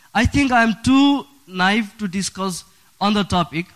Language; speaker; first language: English; non-native, fluent; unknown